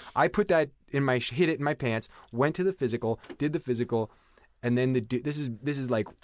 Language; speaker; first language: English; native; English